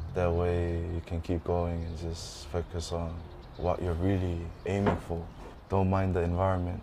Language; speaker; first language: English; early bilingual, other home language; Tongan